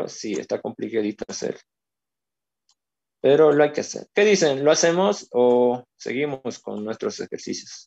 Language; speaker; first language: Spanish; native; Spanish